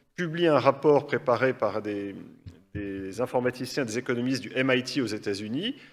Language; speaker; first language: French; native; French